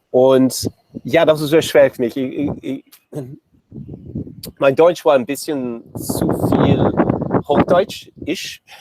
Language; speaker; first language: German; non-native, learner; English